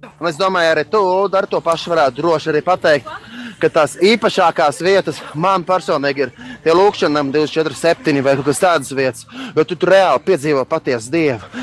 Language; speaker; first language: Latvian; native; Latvian